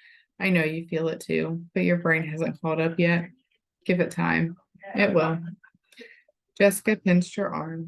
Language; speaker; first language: English; native; English